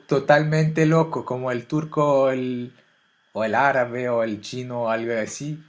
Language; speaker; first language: Spanish; non-native, fluent; French